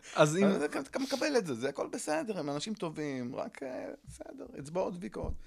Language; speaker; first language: Hebrew; native; Hebrew